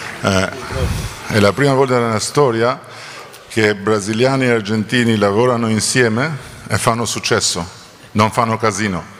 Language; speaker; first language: Italian; non-native, fluent; Albanian